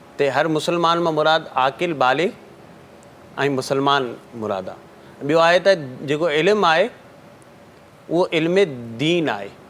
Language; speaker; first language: Sindhi; non-native, local second language; Marwari